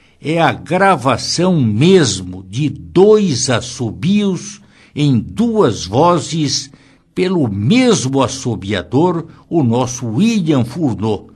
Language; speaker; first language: Portuguese; native; Portuguese